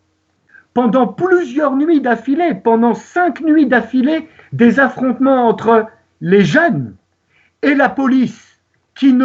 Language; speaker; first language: French; native; French